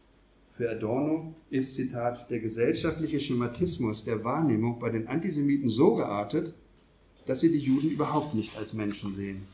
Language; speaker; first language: German; native; German